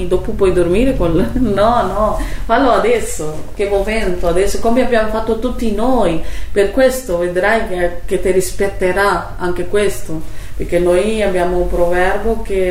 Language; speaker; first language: Italian; non-native, learner; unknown